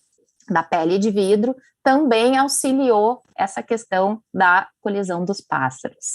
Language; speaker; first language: Portuguese; native; Portuguese